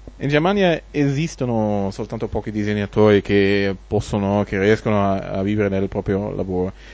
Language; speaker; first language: Italian; non-native, fluent; German